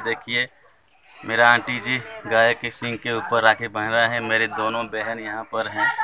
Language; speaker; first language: Hindi; non-native, local second language; Odia